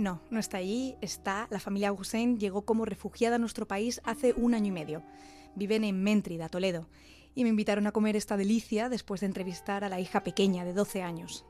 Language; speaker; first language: Spanish; native; Spanish